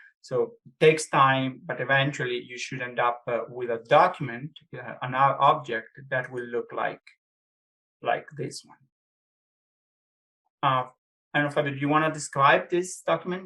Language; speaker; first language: English; non-native, fluent; Italian